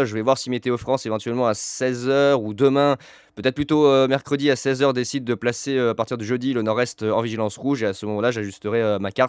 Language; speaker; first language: French; native; French